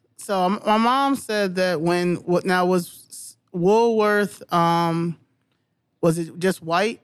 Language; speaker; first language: English; native; English